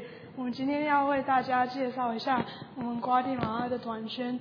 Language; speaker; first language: Chinese; early bilingual, heritage; Chinese